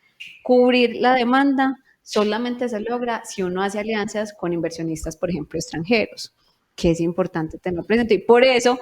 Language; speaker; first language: Spanish; native; Spanish